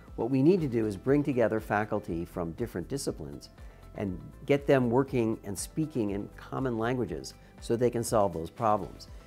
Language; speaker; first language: English; native; English